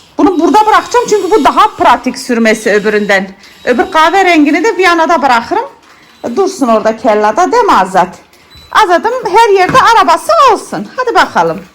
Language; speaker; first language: Turkish; early bilingual, heritage; Turkish